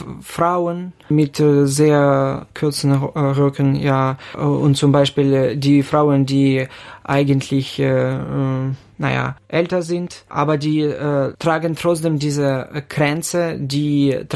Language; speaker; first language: German; non-native, fluent; Ukrainian